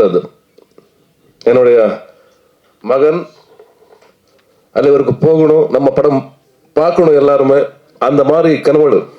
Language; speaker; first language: Tamil; non-native, learner; Kannada